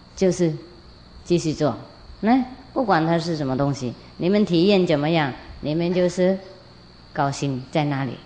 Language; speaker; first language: Chinese; non-native, fluent; Vietnamese